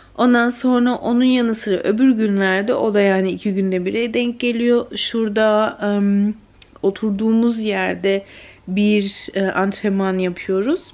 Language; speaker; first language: Turkish; early bilingual, heritage; Turkish